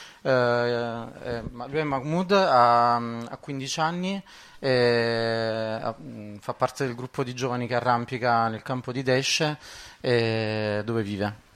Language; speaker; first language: Italian; native; Italian